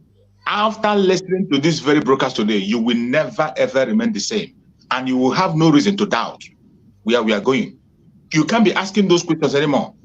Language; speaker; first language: English; non-native, local second language; Igbo